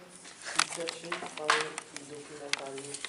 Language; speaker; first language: Italian; non-native, learner; French